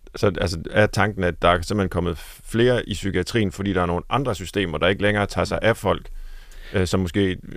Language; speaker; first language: Danish; native; Danish